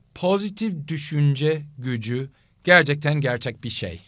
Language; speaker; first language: Turkish; non-native, fluent; English